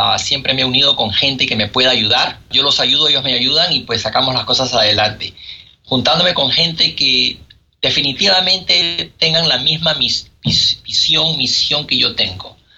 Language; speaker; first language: Spanish; native; Spanish